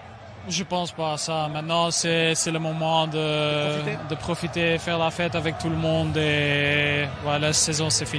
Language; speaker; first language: French; non-native, fluent; Dutch